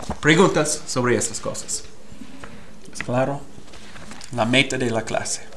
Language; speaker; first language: Spanish; non-native, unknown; English